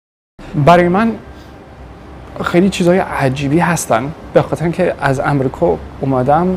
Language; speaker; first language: Persian; non-native, fluent; English